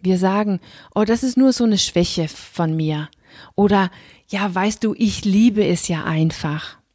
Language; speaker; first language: German; non-native, fluent; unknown